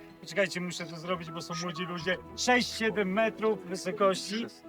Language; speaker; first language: Polish; native; Polish